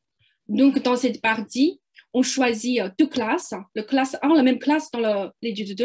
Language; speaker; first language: French; non-native, fluent; Chinese